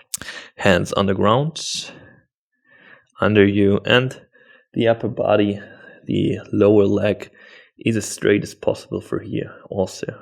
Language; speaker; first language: English; non-native, fluent; German